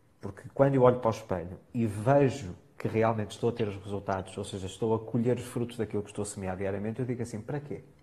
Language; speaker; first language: Portuguese; native; Portuguese